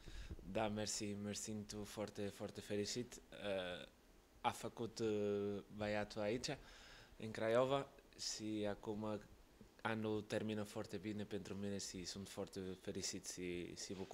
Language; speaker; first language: Romanian; non-native, learner; Portuguese